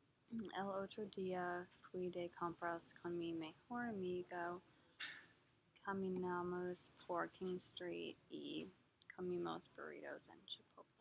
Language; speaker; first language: Spanish; non-native, learner; English